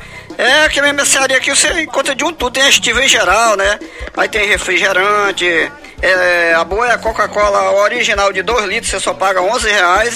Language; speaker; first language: Portuguese; native; Portuguese